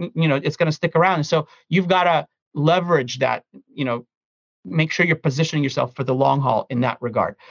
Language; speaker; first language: English; early bilingual, other home language; Russian